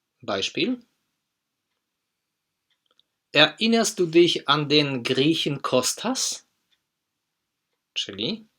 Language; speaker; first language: German; non-native, fluent; Polish